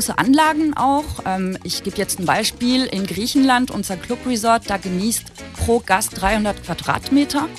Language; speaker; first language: German; non-native, local second language; French